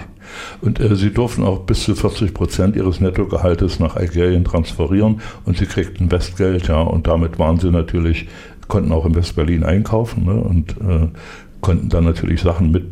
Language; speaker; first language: German; native; German